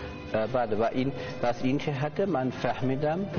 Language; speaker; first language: Persian; non-native, learner; German